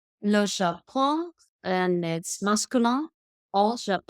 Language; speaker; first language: French; non-native, learner; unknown